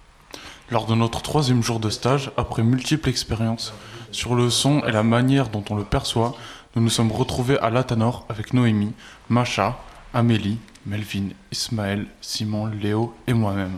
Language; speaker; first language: French; native; French